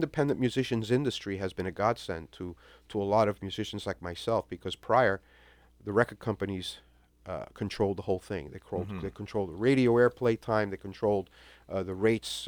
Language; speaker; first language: English; native; English